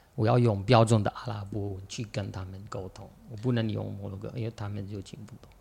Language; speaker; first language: Chinese; non-native, fluent; Arabic